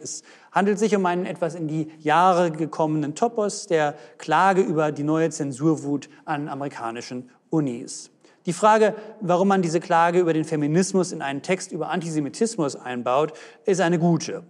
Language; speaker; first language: German; native; German